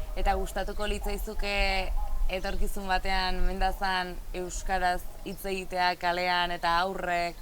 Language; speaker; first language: Basque; native; Basque